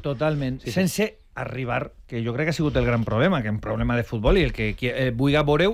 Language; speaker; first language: Catalan; native; Catalan